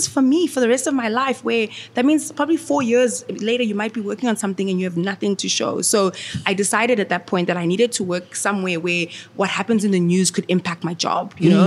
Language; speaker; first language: English; non-native, local second language; Shona